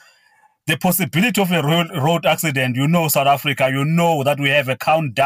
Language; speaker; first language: English; non-native, local second language; Xhosa